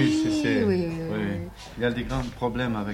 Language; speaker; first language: French; non-native, fluent; German